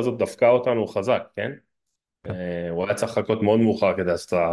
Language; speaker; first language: Hebrew; native; Hebrew